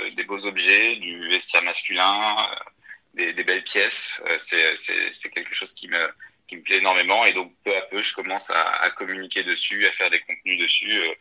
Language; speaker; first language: French; native; French